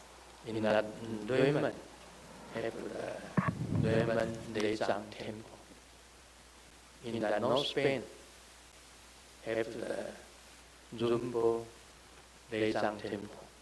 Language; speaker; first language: English; non-native, learner; Chinese